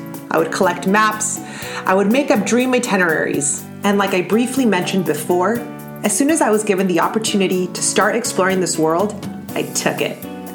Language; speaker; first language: English; native; English